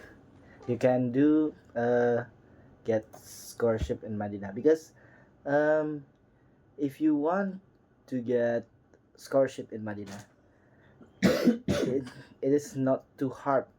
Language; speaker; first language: English; non-native, learner; Indonesian